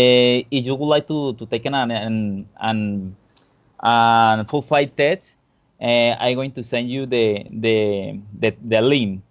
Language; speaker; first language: English; non-native, fluent; Spanish